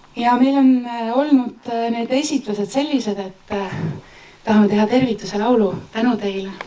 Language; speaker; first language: Estonian; native; Estonian